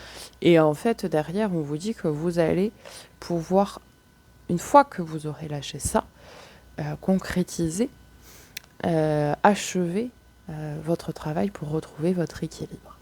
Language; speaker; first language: French; native; French